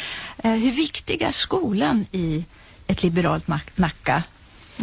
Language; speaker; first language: Swedish; native; Swedish